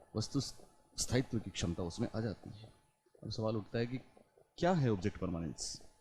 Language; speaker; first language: Hindi; native; Hindi